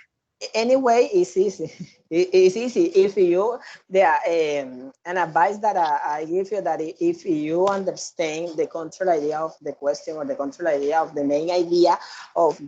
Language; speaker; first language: English; non-native, learner; Spanish